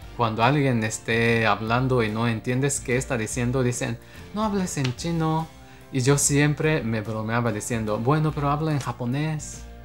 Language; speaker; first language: Spanish; non-native, fluent; Japanese